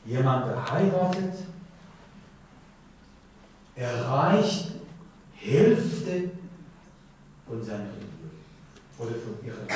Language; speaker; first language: German; non-native, learner; Persian